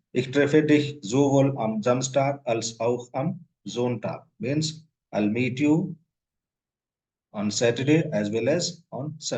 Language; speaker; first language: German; non-native, fluent; Hindi